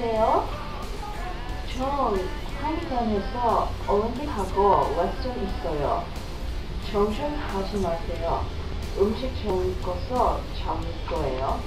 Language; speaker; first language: Korean; non-native, learner; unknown